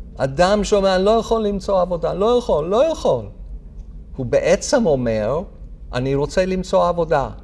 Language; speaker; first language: Hebrew; non-native, fluent; English